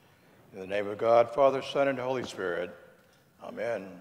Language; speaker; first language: English; native; English